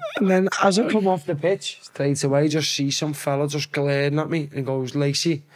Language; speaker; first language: English; native; English